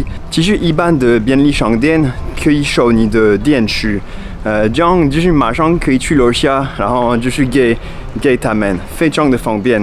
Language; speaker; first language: Chinese; non-native, fluent; French